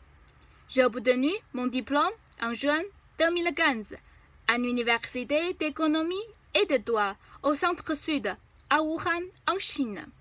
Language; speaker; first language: French; non-native, fluent; Chinese